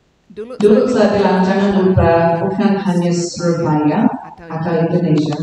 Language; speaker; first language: Indonesian; non-native, learner; English